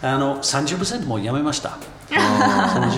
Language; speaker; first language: Japanese; non-native, learner; English